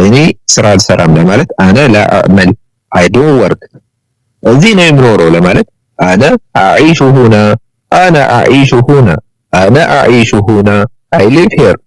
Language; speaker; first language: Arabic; non-native, learner; Amharic